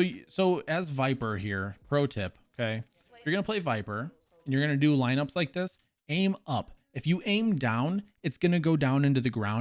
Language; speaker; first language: English; native; English